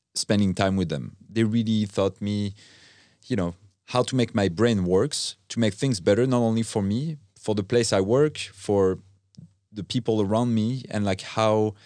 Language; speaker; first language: English; non-native, fluent; French